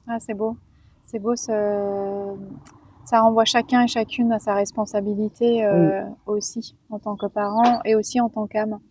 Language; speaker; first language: French; native; French